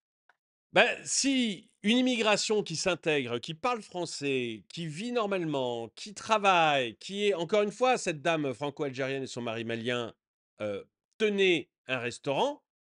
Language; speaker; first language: French; native; French